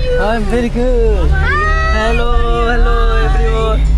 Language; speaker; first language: English; non-native, learner; Korean